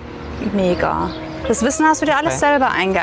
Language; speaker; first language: German; native; German